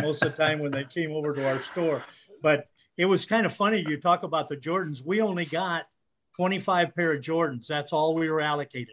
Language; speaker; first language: English; native; English